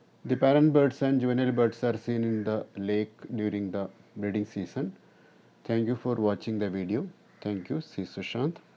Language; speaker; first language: English; non-native, local second language; Malayalam